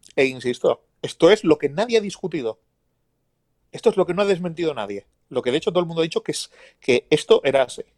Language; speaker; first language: Spanish; native; Spanish